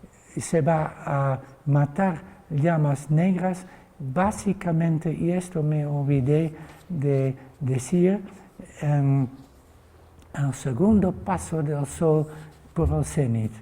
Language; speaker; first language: Spanish; non-native, fluent; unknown